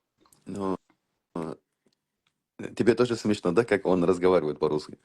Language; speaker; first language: Russian; non-native, fluent; Uzbek